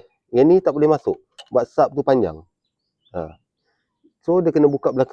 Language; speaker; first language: Malay; native; Malay